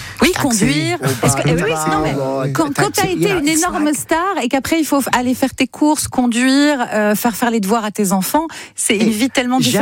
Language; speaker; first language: French; native; French